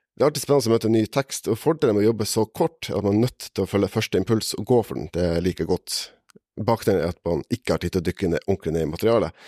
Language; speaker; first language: Norwegian; native; Norwegian